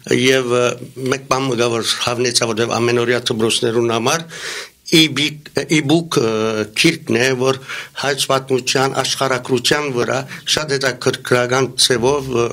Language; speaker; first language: Armenian; early bilingual, heritage; Armenian